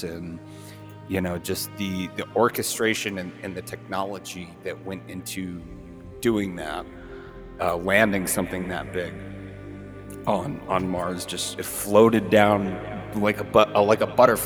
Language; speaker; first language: English; native; English